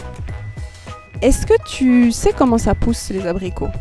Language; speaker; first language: French; native; French